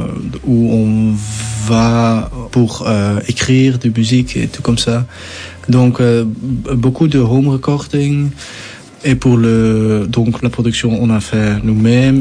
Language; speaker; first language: French; non-native, local second language; Dutch